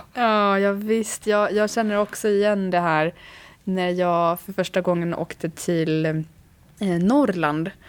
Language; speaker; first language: Swedish; non-native, fluent; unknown